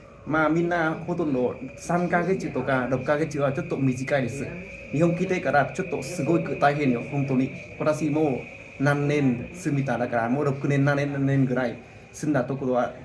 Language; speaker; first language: Japanese; non-native, learner; Vietnamese